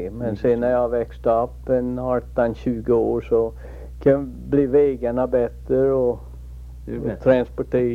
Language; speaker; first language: Swedish; early bilingual, heritage; Swedish